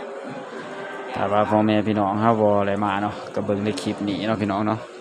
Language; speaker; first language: Thai; non-native, local second language; Northeastern Thai